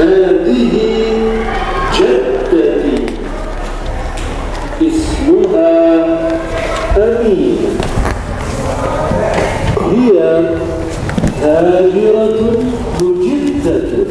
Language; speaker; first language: Arabic; non-native, learner; Indonesian